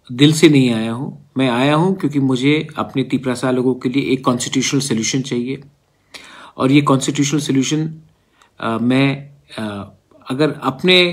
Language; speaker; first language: Hindi; non-native, local second language; Kok Borok